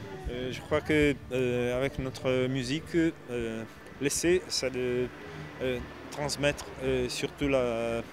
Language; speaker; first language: French; non-native, fluent; Italian